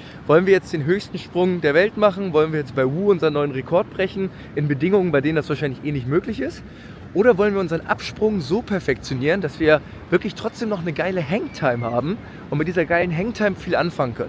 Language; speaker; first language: German; native; German